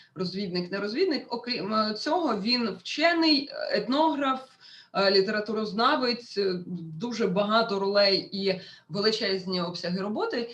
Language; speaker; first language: Ukrainian; non-native, local second language; Russian